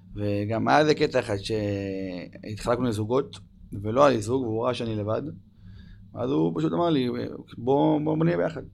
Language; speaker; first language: Hebrew; early bilingual, other home language; English